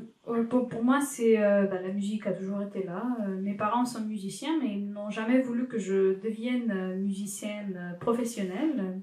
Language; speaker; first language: French; non-native, fluent; Ukrainian